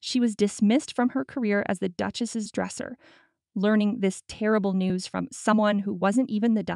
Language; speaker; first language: English; native; English